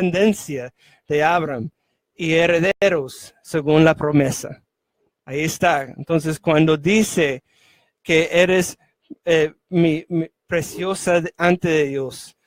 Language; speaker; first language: Spanish; non-native, fluent; English